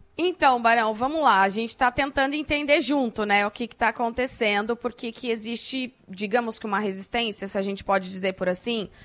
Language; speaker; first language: Portuguese; native; Portuguese